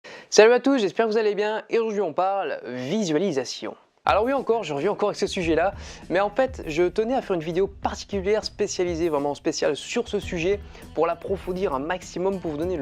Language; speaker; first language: French; native; French